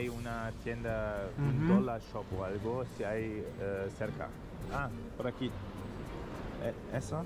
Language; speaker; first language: Spanish; non-native, fluent; German